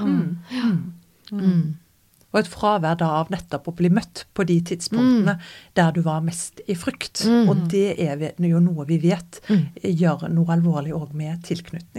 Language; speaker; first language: Norwegian; native; Norwegian